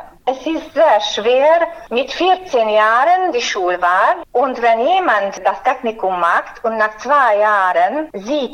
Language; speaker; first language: German; non-native, fluent; Hungarian